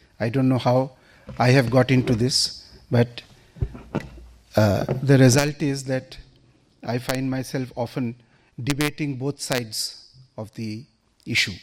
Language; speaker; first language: English; non-native, local second language; Bangla